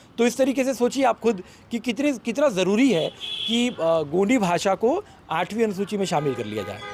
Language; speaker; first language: Hindi; native; Hindi